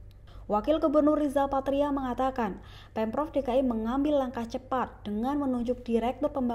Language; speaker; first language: Indonesian; native; Indonesian